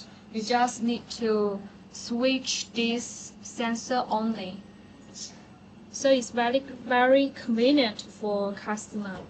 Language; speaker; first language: English; non-native, learner; Chinese